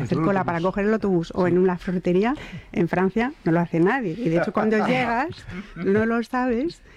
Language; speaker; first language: Spanish; non-native, fluent; French